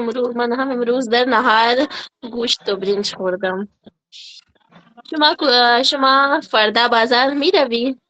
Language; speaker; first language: Persian; non-native, learner; Urdu